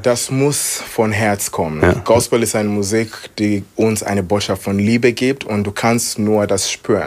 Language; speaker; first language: German; non-native, fluent; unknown